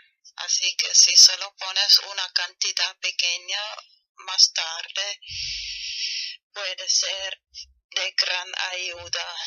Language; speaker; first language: Spanish; non-native, fluent; German